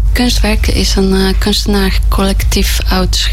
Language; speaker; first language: Dutch; non-native, learner; Polish